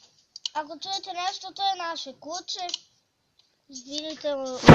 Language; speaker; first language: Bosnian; early bilingual, heritage; Bosnian